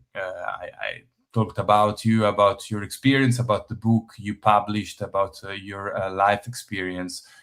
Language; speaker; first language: English; non-native, fluent; Italian